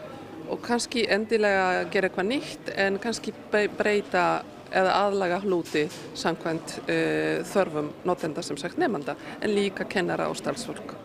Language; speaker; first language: Icelandic; non-native, fluent; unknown